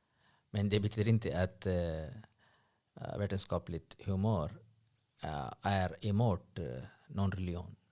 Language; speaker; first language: Swedish; non-native, fluent; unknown